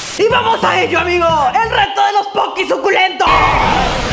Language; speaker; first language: Spanish; native; Spanish